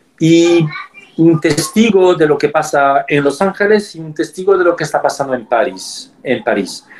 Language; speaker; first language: Spanish; early bilingual, heritage; Spanish